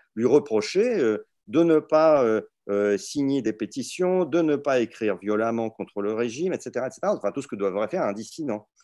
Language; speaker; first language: French; early bilingual, other home language; Russian